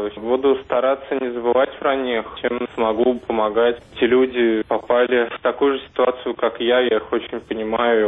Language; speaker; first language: Russian; native; Russian